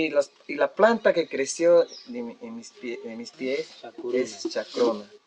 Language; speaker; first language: Spanish; non-native, local second language; Shipibo-Conibo